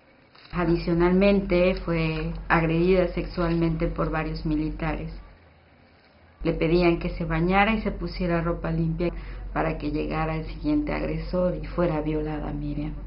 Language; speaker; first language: Spanish; native; Spanish